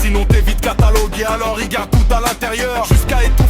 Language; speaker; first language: French; native; French